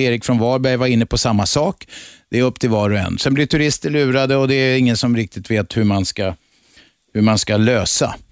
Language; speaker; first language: Swedish; native; Swedish